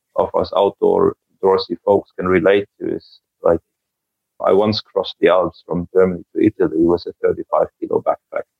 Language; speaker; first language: English; non-native, fluent; German